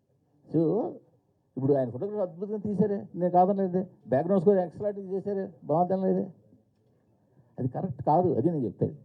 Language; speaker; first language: Telugu; native; Telugu